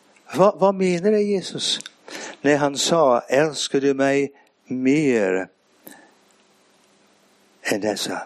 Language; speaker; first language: Swedish; non-native, fluent; English